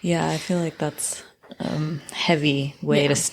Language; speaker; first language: English; native; English